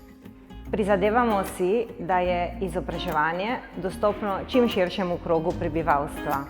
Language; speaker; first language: Slovenian; native; Slovenian